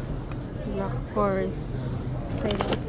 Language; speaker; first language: English; non-native, local second language; Filipino